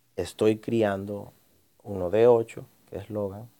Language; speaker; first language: Spanish; early bilingual, heritage; Spanish